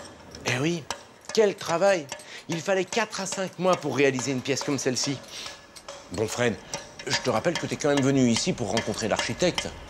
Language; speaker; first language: French; native; French